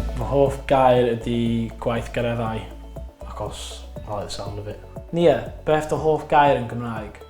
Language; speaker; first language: Welsh; non-native, local second language; English